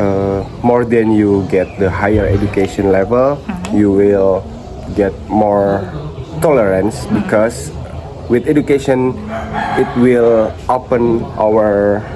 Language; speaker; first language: English; non-native, learner; Indonesian